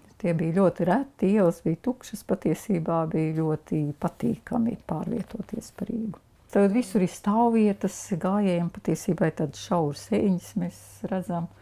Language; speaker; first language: Latvian; native; Latvian